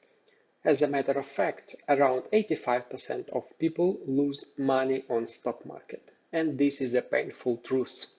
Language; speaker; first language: English; non-native, fluent; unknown